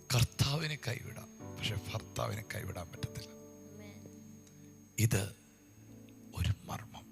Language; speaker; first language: Malayalam; native; Malayalam